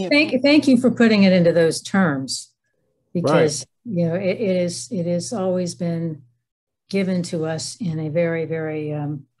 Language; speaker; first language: English; native; English